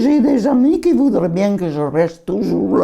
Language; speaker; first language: French; non-native, learner; Italian